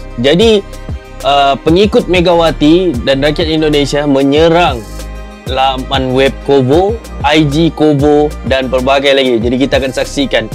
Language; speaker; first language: Malay; native; Malay